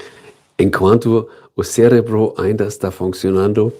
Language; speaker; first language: Portuguese; non-native, learner; German